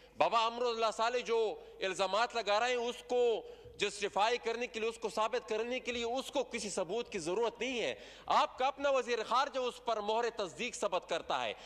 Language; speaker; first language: Urdu; non-native, local second language; Pashto